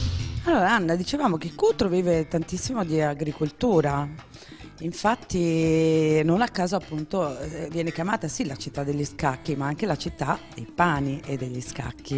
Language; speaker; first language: Italian; native; Italian